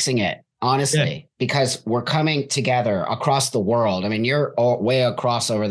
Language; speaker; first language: English; native; English